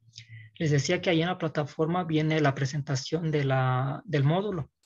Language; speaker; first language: Spanish; native; Spanish